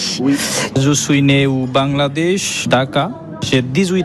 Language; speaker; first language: French; non-native, learner; Bangla